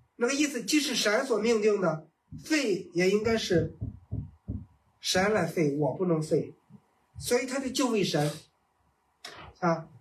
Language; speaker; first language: Chinese; native; Chinese